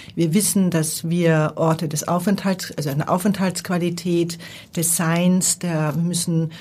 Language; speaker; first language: German; native; German